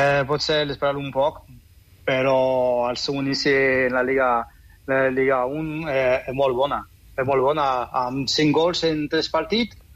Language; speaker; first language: Catalan; non-native, fluent; French